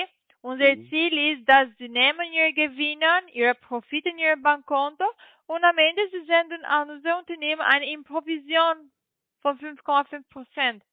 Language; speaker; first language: German; non-native, learner; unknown